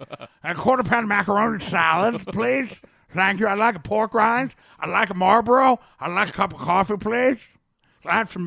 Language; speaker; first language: English; native; English